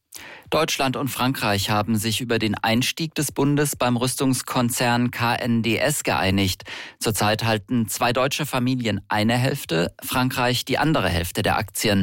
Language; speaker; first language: German; native; German